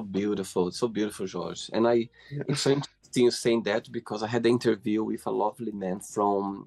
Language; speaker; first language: English; non-native, fluent; Portuguese